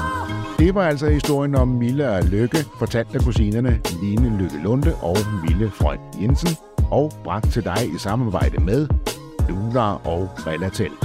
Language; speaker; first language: Danish; native; Danish